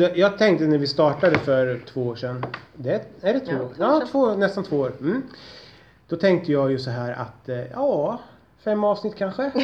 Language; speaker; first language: Swedish; native; Swedish